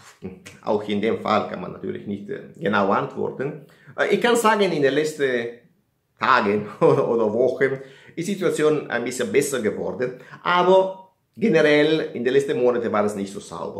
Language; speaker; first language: German; non-native, fluent; Italian